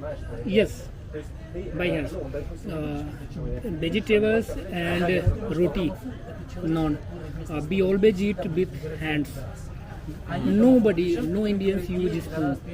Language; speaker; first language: English; non-native, local second language; Hindi